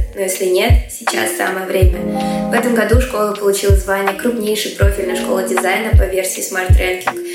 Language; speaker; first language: Russian; early bilingual, other home language; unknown